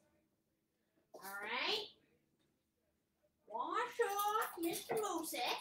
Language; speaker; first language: English; native; English